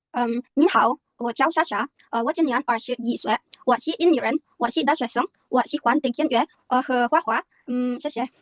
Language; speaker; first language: Chinese; non-native, learner; Indonesian